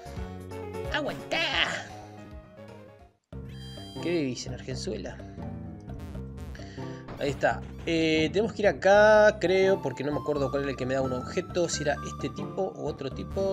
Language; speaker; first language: Spanish; native; Spanish